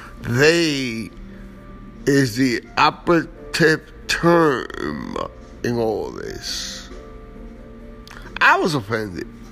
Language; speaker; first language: English; early bilingual, other home language; Spanish